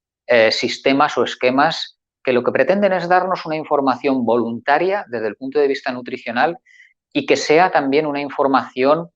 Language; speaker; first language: Spanish; native; Spanish